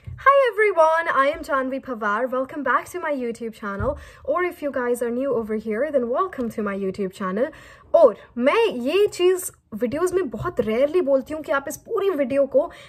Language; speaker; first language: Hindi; native; Hindi